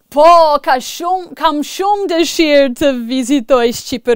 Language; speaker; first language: Albanian; non-native, fluent; English